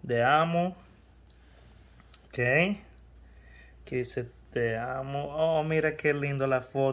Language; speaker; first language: Spanish; early bilingual, heritage; Spanish